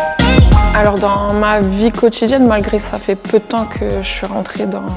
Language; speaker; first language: French; native; French